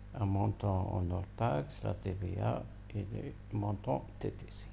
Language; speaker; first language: French; non-native, local second language; Arabic